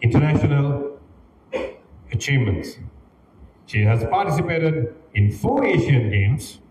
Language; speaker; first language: English; non-native, local second language; Sinhala